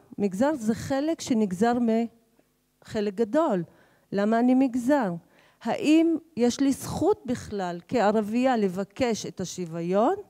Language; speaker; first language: Hebrew; non-native, local second language; Arabic